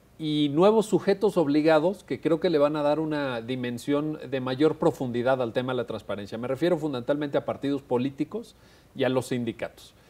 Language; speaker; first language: Spanish; native; Spanish